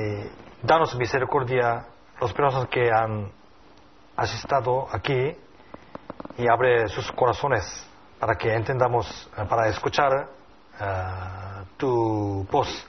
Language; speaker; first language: Spanish; non-native, learner; Korean